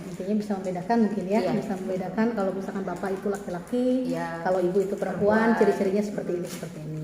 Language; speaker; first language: Indonesian; native; Indonesian